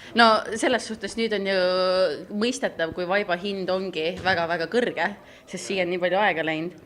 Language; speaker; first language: Estonian; native; Estonian